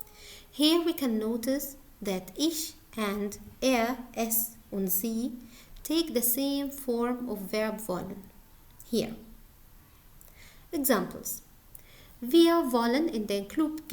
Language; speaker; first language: German; non-native, learner; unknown